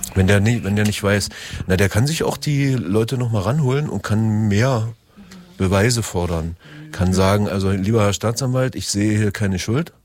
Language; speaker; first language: German; native; German